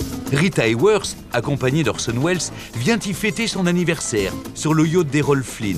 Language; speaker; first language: French; native; French